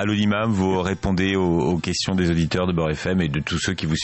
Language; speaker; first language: French; native; French